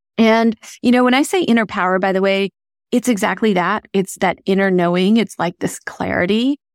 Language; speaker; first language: English; early bilingual, other home language; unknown